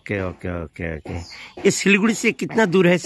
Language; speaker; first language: Hindi; non-native, local second language; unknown